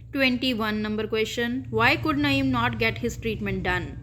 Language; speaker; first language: English; non-native, local second language; Punjabi